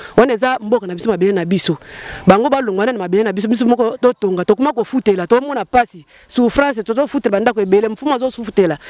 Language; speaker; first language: Lingala; non-native, local second language; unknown